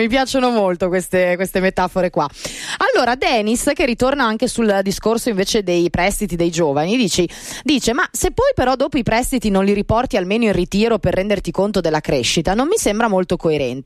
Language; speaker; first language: Italian; native; Italian